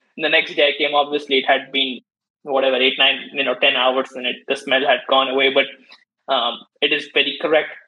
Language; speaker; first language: English; non-native, local second language; Hindi